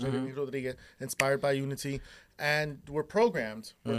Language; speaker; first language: English; early bilingual, other home language; Spanish